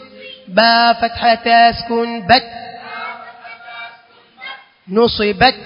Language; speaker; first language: Arabic; non-native, learner; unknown